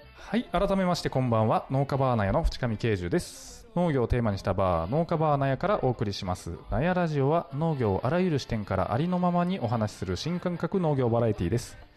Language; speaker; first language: Japanese; native; Japanese